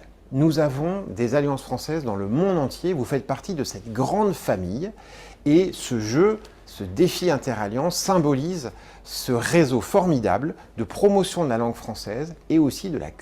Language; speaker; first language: French; native; French